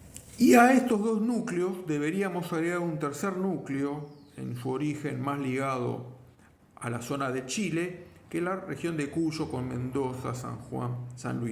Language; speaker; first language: Spanish; native; Spanish